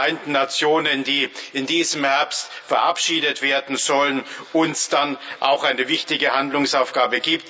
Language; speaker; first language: German; native; German